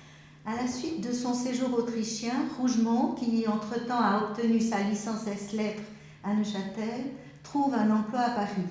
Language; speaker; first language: French; native; French